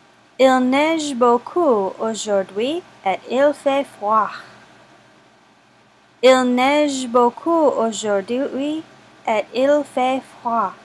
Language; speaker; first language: French; non-native, fluent; English